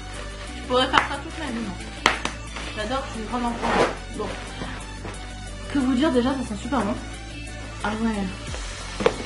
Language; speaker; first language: French; native; French